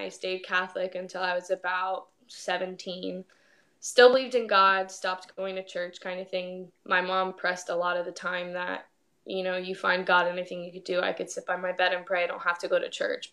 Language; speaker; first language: English; native; English